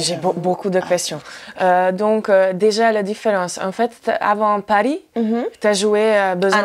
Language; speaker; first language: French; non-native, learner; Hungarian